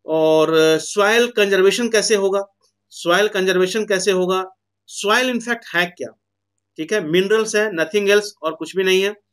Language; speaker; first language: Hindi; native; Hindi